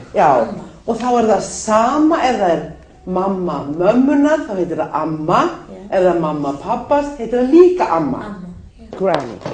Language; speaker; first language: Icelandic; native; Icelandic